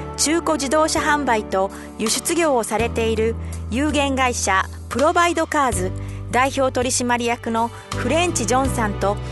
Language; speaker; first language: Japanese; native; Japanese